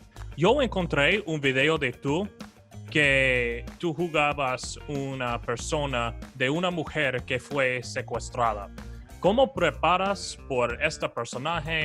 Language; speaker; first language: Spanish; non-native, learner; English